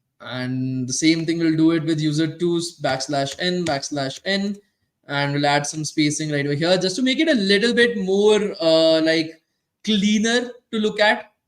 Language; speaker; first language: English; non-native, local second language; Hindi